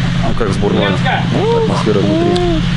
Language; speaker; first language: Russian; native; Russian